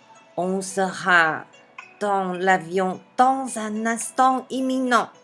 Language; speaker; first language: French; non-native, fluent; Chinese